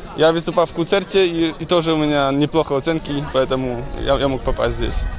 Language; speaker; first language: Russian; non-native, learner; Polish